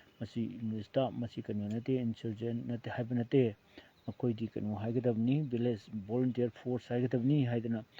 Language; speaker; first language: Manipuri; non-native, local second language; Thado Chin